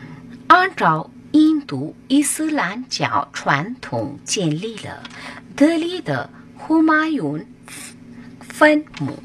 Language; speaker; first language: Chinese; non-native, fluent; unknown